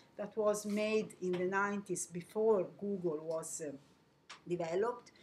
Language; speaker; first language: English; non-native, fluent; Italian